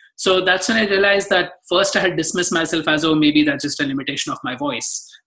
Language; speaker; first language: English; non-native, local second language; Telugu